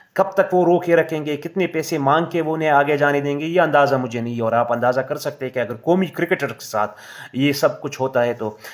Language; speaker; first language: Urdu; non-native, local second language; Pashto